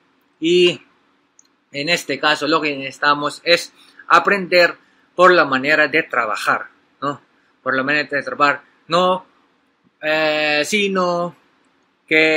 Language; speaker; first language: Spanish; non-native, learner; Filipino